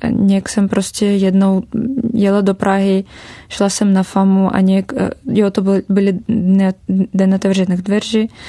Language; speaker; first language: Czech; non-native, fluent; Russian